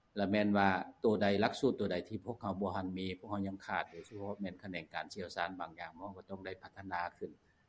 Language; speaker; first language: Lao; native; Lao